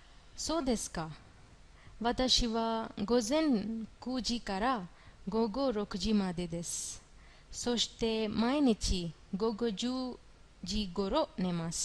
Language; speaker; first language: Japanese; non-native, fluent; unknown